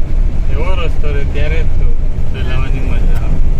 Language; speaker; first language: Gujarati; non-native, local second language; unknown